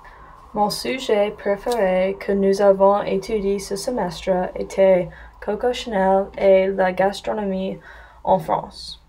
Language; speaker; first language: French; non-native, learner; English